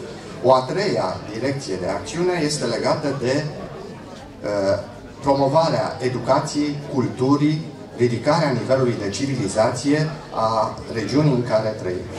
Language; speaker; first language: Romanian; native; Romanian